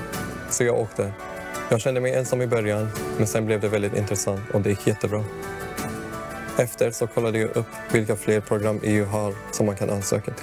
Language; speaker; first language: Swedish; early bilingual, other home language; Persian